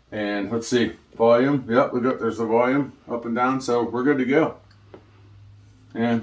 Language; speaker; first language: English; native; English